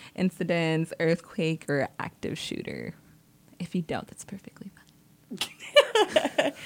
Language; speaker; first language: English; native; English